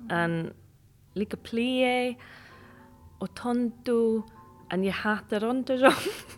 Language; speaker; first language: Icelandic; non-native, fluent; English